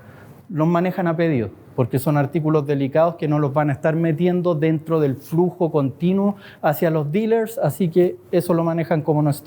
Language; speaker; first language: Spanish; native; Spanish